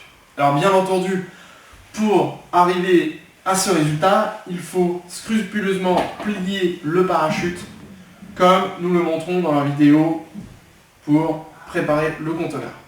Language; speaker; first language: French; native; French